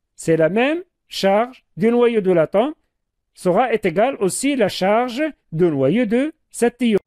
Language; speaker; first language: French; non-native, local second language; Arabic